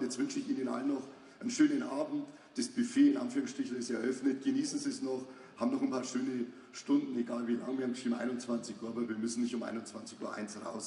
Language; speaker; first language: German; native; German